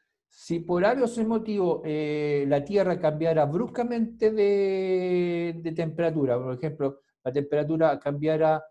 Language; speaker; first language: Spanish; native; Spanish